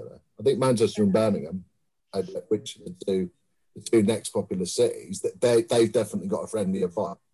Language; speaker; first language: English; native; English